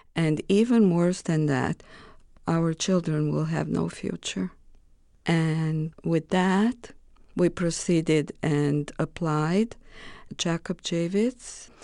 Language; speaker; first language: English; non-native, fluent; Romanian